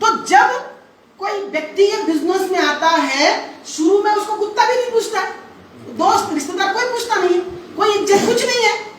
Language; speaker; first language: Hindi; non-native, local second language; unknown